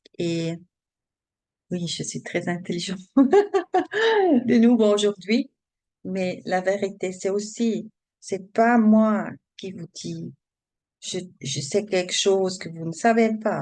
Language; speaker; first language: French; non-native, learner; German